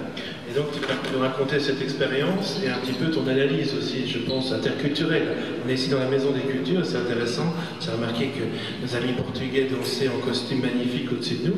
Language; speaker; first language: French; native; French